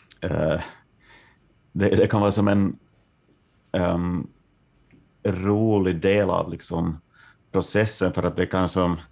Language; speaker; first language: Swedish; native; Swedish